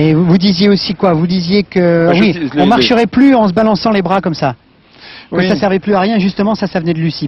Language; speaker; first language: French; native; French